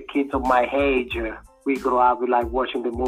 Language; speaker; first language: English; non-native, fluent; Italian